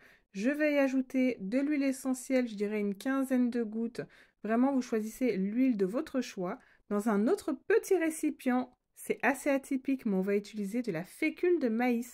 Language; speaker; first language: French; native; French